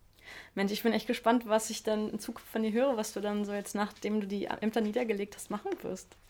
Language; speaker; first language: German; native; German